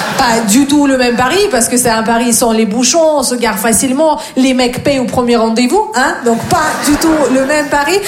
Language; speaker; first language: French; non-native, fluent; Russian